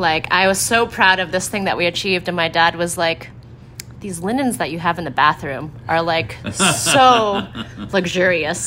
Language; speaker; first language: English; native; English